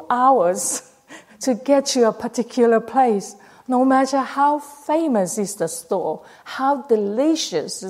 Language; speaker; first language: English; non-native, local second language; Cantonese